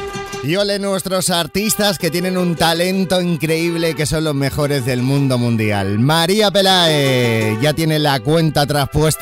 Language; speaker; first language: Spanish; native; Spanish